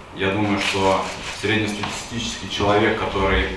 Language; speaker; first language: Russian; native; Russian